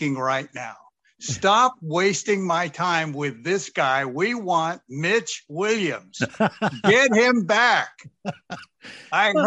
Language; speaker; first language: English; native; English